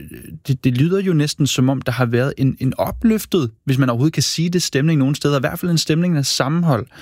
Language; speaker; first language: Danish; native; Danish